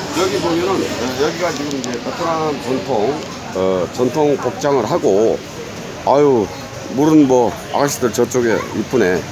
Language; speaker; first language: Korean; native; Korean